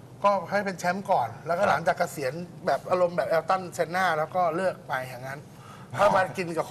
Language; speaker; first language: Thai; native; Thai